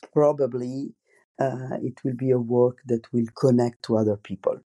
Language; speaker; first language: English; non-native, fluent; Italian